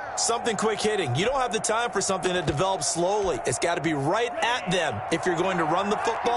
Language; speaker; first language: English; native; English